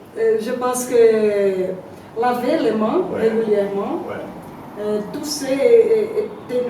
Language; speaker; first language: French; non-native, learner; Portuguese